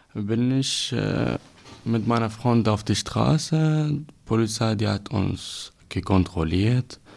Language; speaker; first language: German; non-native, learner; Arabic